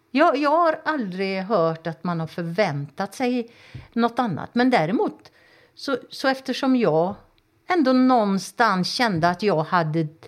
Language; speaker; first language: Swedish; native; Swedish